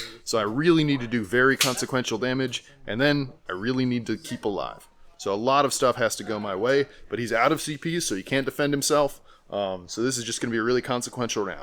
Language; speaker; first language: English; native; English